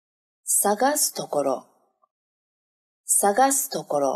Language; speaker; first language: Japanese; non-native, learner; Chinese